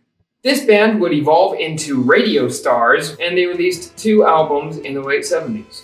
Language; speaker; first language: English; native; English